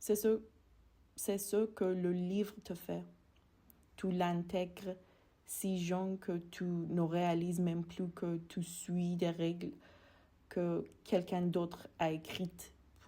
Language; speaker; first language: French; non-native, fluent; Persian